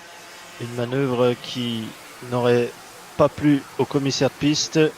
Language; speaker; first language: French; native; French